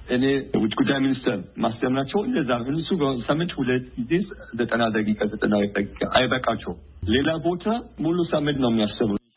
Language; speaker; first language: Amharic; non-native, fluent; German